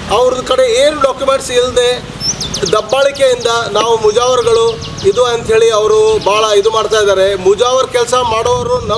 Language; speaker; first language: Kannada; non-native, local second language; Urdu